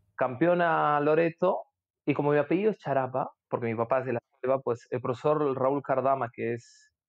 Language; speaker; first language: Spanish; native; Spanish